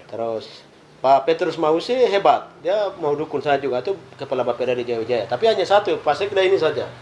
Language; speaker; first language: Indonesian; non-native, local second language; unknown